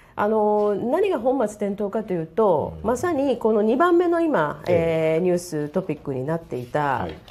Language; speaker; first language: Japanese; native; Japanese